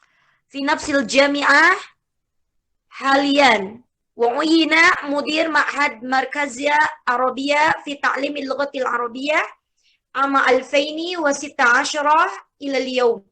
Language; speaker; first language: Arabic; non-native, fluent; Indonesian